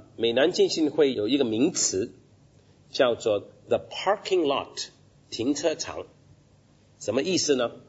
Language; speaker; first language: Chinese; non-native, local second language; Cantonese